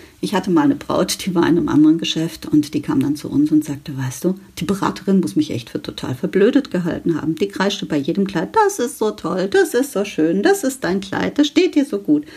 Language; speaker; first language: German; native; German